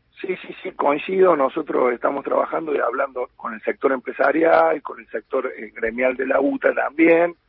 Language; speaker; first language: Spanish; native; Spanish